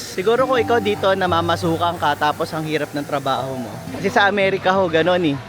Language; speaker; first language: Filipino; native; Filipino